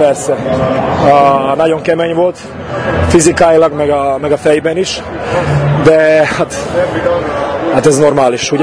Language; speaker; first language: Hungarian; non-native, fluent; Serbian